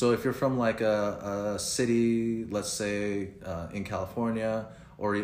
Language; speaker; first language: English; early bilingual, other home language; Spanish